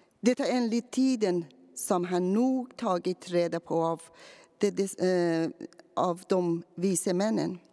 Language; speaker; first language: Swedish; non-native, fluent; Persian